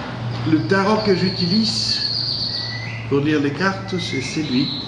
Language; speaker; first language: French; non-native, fluent; English